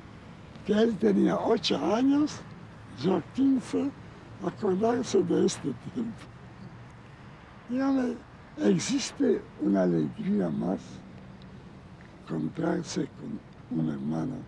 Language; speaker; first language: Spanish; non-native, learner; Yiddish